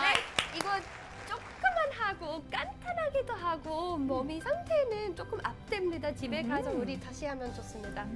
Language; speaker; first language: Korean; non-native, fluent; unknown